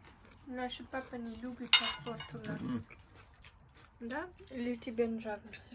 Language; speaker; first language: Russian; early bilingual, heritage; Russian